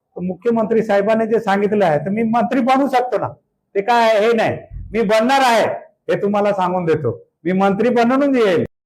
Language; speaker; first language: Marathi; non-native, local second language; Bhili